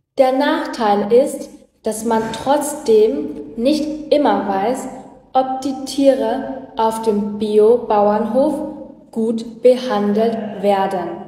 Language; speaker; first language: German; non-native, learner; Vietnamese